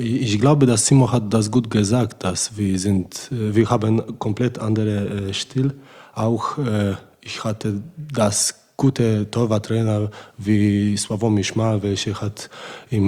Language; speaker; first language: German; non-native, learner; Polish